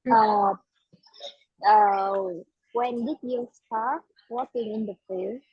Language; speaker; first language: English; non-native, learner; Vietnamese